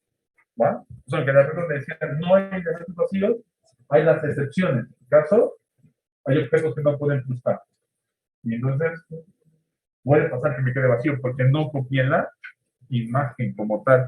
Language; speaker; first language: Spanish; native; Spanish